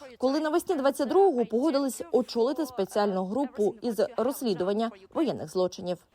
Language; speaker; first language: Ukrainian; native; Ukrainian